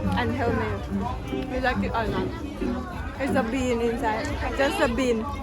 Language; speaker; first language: English; non-native, learner; Thai